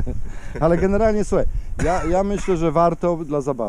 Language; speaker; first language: Polish; native; Polish